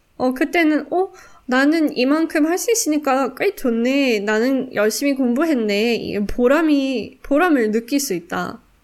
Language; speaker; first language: Korean; non-native, fluent; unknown